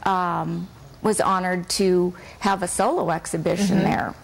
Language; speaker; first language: English; native; English